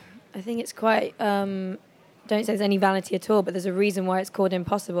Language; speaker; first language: English; native; English